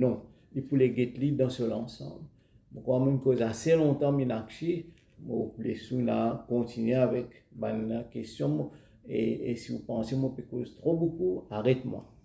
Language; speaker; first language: French; non-native, local second language; Morisyen